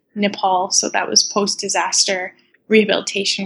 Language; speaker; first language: English; native; English